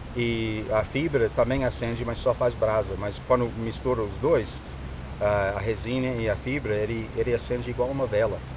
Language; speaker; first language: Portuguese; non-native, fluent; English